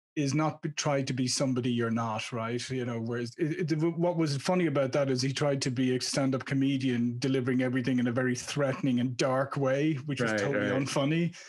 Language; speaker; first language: English; native; English